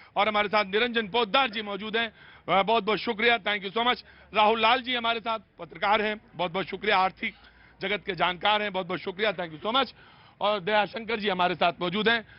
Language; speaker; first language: Hindi; native; Hindi